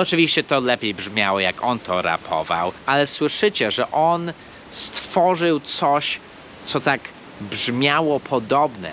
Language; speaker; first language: Polish; non-native, fluent; English